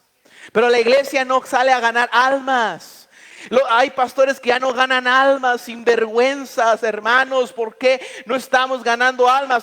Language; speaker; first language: Spanish; native; Spanish